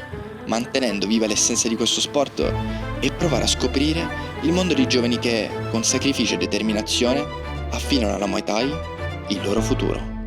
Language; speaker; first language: Italian; native; Italian